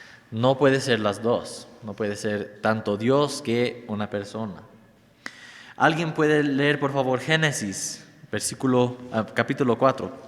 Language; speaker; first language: Spanish; non-native, fluent; English